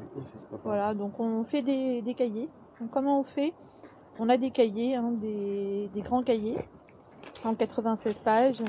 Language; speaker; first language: French; native; French